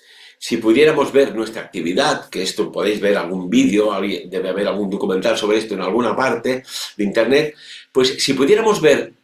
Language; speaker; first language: Spanish; non-native, local second language; Catalan